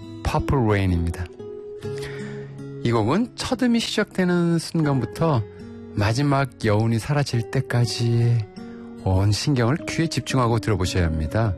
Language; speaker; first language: Korean; native; Korean